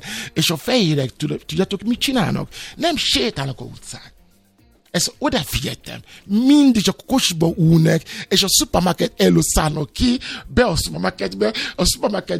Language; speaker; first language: Hungarian; non-native, fluent; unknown